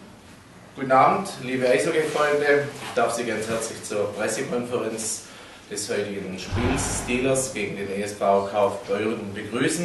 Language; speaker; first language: German; native; German